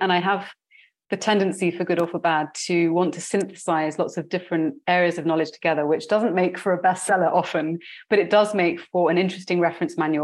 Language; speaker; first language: English; native; English